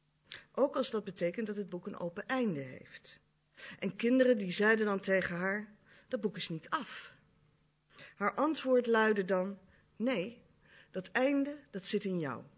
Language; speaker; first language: Dutch; native; Dutch